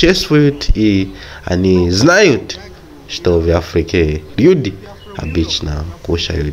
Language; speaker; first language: Russian; non-native, fluent; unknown